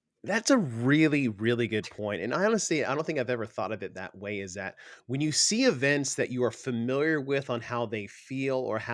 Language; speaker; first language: English; native; English